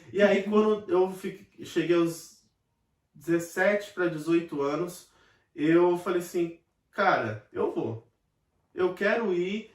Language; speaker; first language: Portuguese; native; Portuguese